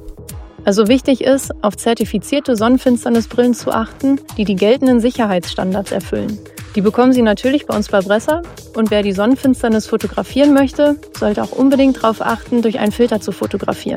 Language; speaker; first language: German; native; German